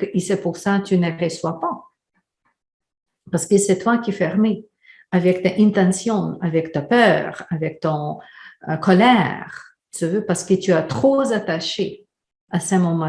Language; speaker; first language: French; non-native, fluent; Ukrainian